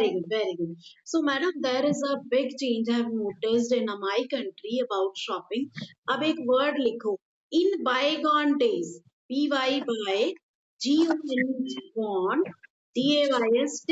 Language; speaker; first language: English; non-native, local second language; Hindi